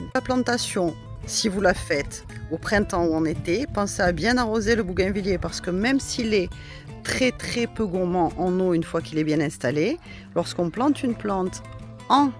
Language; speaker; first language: French; native; French